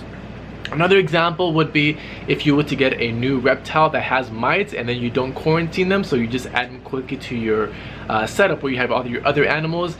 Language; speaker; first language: English; native; English